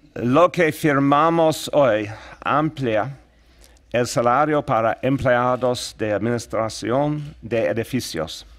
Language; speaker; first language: Spanish; non-native, learner; English